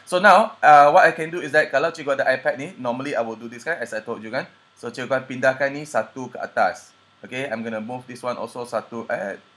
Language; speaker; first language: English; non-native, local second language; Chinese